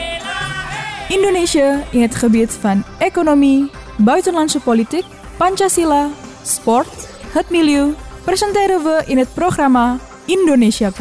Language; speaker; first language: Dutch; non-native, fluent; Indonesian